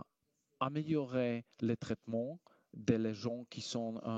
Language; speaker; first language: French; non-native, fluent; Slovak